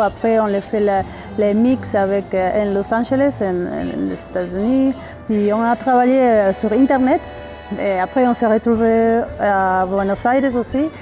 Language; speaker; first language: French; non-native, learner; Spanish